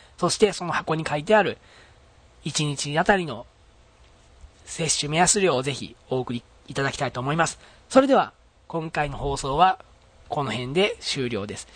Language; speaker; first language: Japanese; native; Japanese